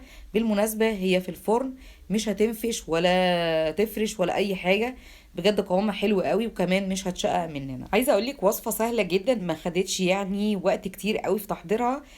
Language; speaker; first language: Arabic; native; Arabic